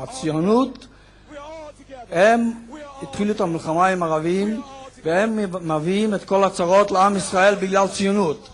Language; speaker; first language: Hebrew; non-native, fluent; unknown